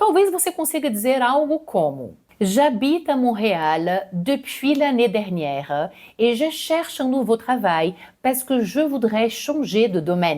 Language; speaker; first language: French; non-native, fluent; Portuguese